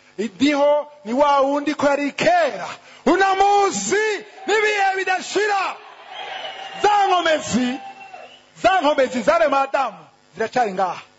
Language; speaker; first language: Rundi; native; Rundi